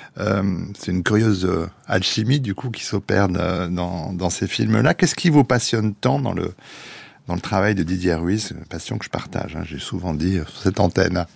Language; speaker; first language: French; native; French